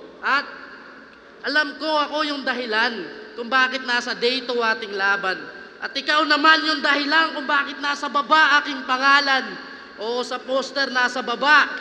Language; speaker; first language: Filipino; non-native, local second language; Waray